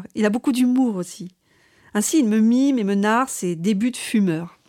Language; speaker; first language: French; native; French